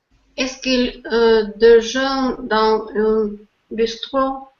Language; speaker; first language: French; non-native, learner; Russian